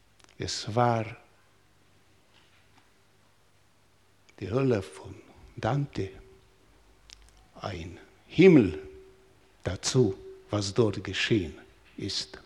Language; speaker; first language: German; non-native, fluent; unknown